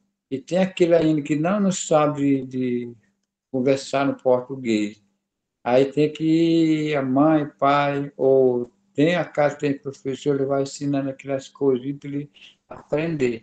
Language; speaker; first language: Portuguese; non-native, local second language; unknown